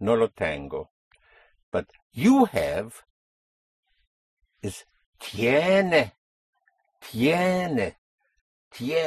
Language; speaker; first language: Spanish; non-native, fluent; English